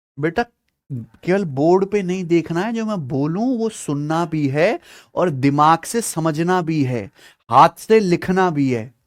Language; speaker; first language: Hindi; native; Hindi